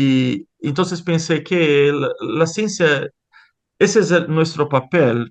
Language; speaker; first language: Spanish; non-native, fluent; Portuguese